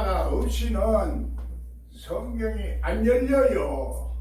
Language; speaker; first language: Korean; native; Korean